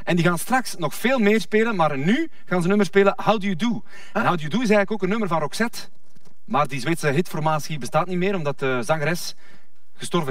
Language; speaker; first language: Dutch; native; Dutch